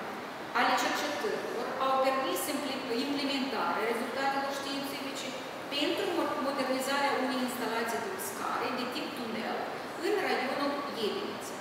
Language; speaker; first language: Romanian; native; Romanian